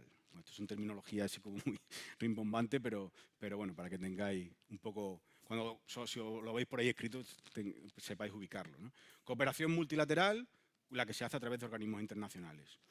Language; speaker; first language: Spanish; native; Spanish